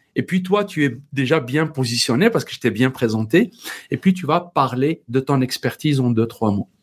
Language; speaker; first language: French; non-native, local second language; Berber languages